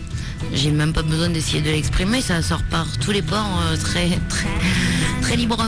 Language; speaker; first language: French; native; French